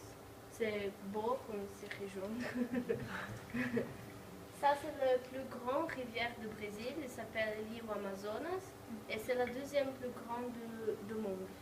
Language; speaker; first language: French; non-native, learner; Portuguese